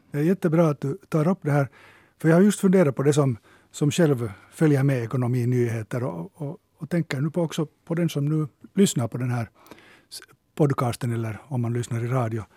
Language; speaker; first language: Swedish; native; Swedish